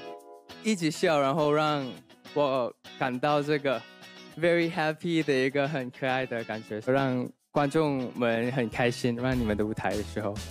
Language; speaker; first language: Chinese; non-native, learner; Thai